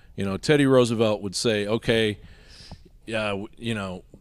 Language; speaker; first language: English; native; English